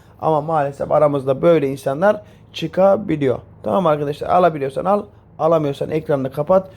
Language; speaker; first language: Turkish; native; Turkish